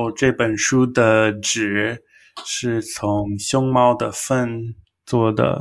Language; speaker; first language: Chinese; non-native, learner; English